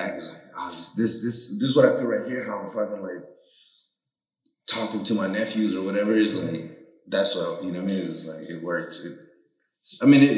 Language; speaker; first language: English; early bilingual, other home language; Spanish